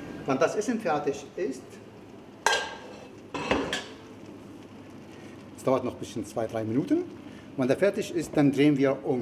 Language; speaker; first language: German; non-native, fluent; Arabic